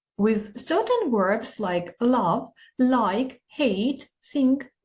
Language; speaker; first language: English; non-native, fluent; Ukrainian